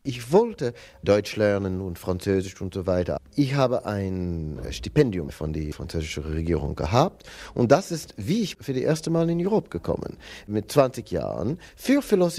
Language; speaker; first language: German; non-native, learner; English